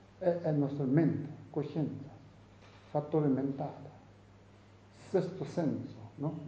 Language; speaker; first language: Italian; non-native, learner; Tibetan